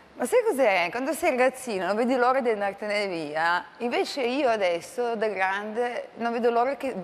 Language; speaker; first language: Italian; non-native, fluent; Croatian